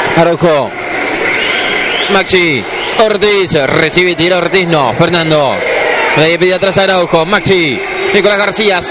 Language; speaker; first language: Spanish; native; Spanish